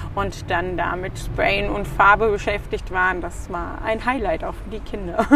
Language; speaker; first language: German; native; German